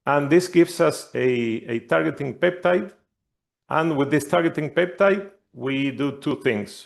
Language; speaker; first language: English; non-native, fluent; Spanish